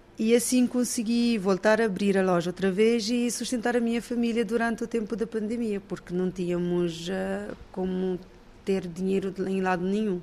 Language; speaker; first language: Portuguese; non-native, local second language; Kabuverdianu